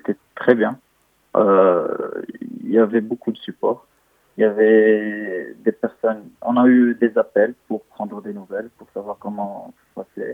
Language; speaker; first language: French; non-native, local second language; Arabic